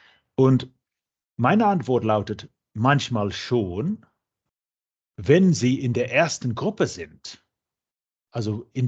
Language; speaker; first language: German; non-native, fluent; English